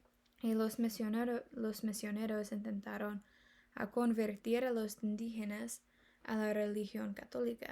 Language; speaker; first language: Spanish; non-native, learner; English